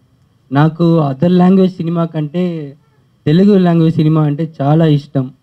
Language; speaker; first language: Telugu; early bilingual, heritage; Telugu